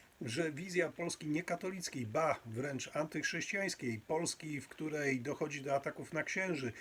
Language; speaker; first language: Polish; native; Polish